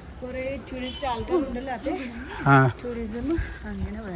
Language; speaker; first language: Malayalam; non-native, learner; Nepali